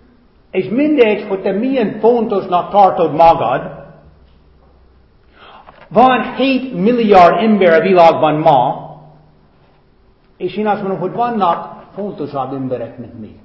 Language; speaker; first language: Hungarian; non-native, fluent; English